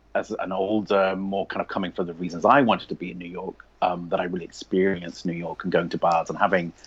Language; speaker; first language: English; native; English